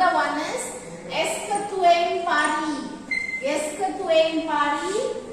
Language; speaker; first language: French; non-native, fluent; Tamil